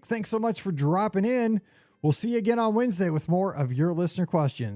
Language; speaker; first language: English; native; English